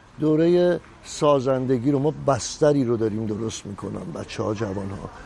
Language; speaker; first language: Persian; native; Persian